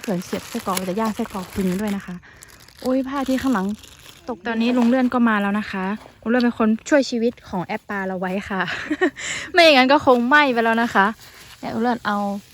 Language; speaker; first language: Thai; non-native, local second language; Western Kayah